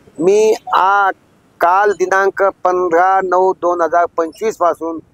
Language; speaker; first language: Marathi; non-native, local second language; Lambadi